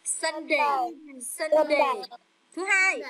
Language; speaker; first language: Vietnamese; native; Vietnamese